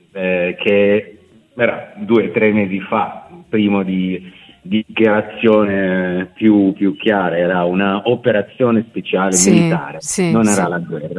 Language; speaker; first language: Italian; non-native, fluent; Russian